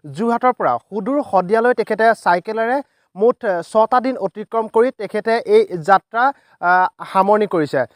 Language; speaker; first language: Assamese; native; Assamese